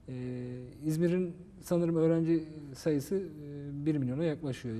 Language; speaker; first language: Turkish; native; Turkish